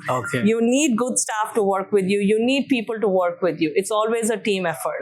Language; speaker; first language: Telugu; non-native, local second language; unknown